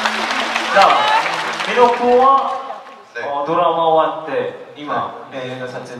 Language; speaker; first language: Japanese; non-native, fluent; Korean